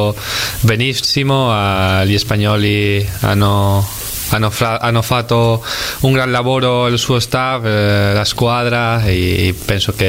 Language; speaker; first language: Italian; non-native, fluent; Spanish